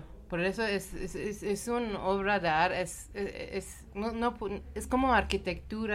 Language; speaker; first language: Spanish; non-native, learner; Persian